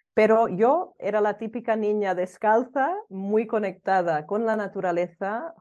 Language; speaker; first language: Spanish; early bilingual, other home language; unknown